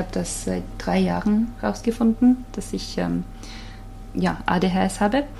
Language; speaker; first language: German; non-native, fluent; Japanese